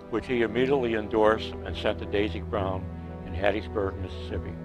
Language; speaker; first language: English; native; English